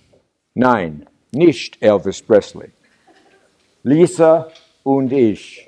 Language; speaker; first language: German; non-native, learner; English